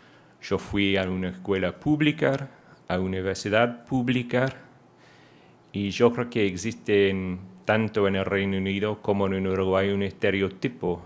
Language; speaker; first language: Spanish; non-native, fluent; English